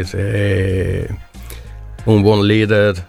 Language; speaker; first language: Italian; non-native, learner; Swedish